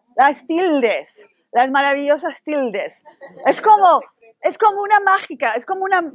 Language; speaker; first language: Spanish; native; Spanish